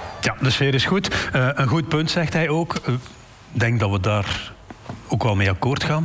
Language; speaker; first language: Dutch; native; Dutch